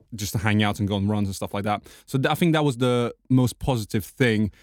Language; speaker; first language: English; non-native, fluent; Portuguese